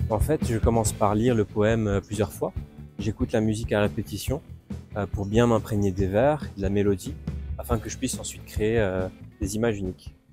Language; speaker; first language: French; native; French